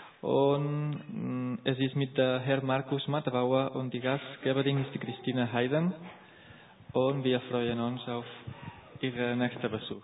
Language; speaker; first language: German; non-native, learner; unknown